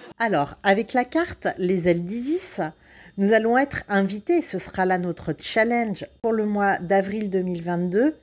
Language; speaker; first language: French; native; French